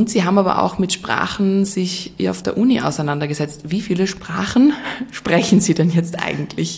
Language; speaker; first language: German; native; German